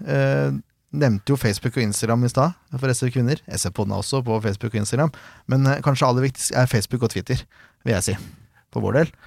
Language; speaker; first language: Norwegian; native; Norwegian